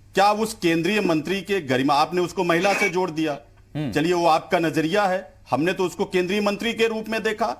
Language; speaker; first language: Hindi; native; Hindi